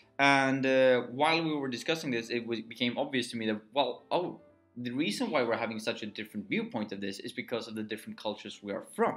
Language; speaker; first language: English; non-native, fluent; Swedish